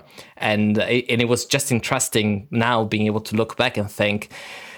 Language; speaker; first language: English; early bilingual, other home language; Italian